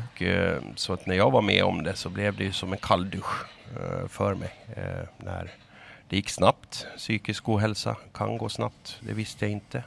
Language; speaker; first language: Swedish; native; Swedish